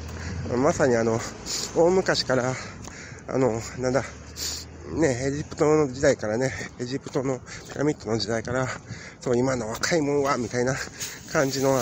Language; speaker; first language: Japanese; native; Japanese